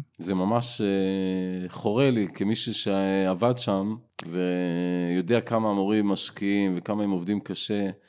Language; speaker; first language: Hebrew; native; Hebrew